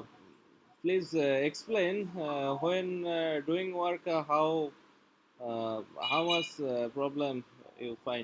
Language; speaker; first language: English; non-native, learner; Bangla